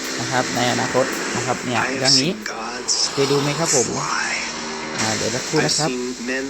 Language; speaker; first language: Thai; native; Thai